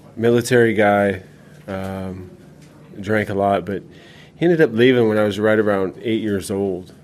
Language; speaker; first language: English; native; English